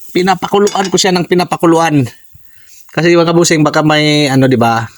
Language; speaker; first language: Filipino; non-native, local second language; Cebuano